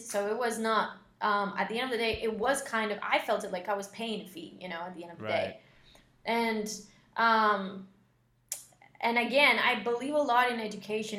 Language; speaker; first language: English; non-native, fluent; Spanish